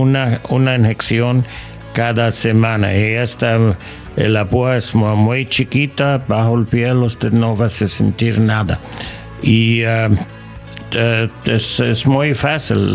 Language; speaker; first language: Spanish; non-native, learner; English